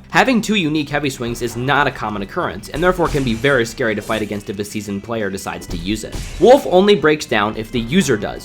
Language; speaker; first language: English; native; English